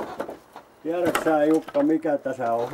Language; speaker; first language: Finnish; native; Finnish